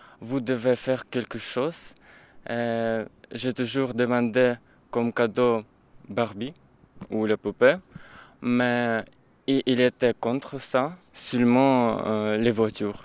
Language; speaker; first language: French; non-native, learner; Ukrainian